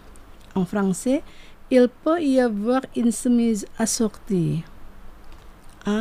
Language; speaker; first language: French; non-native, fluent; Indonesian